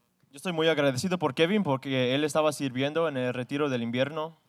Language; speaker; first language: Spanish; non-native, fluent; English